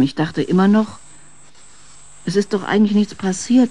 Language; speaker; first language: German; native; German